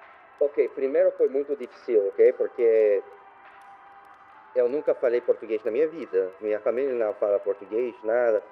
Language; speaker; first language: Portuguese; non-native, learner; French